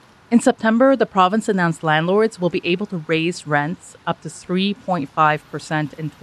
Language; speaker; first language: English; non-native, fluent; Persian